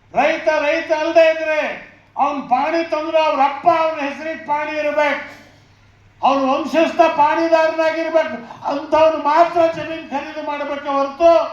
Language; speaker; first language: Kannada; non-native, local second language; Urdu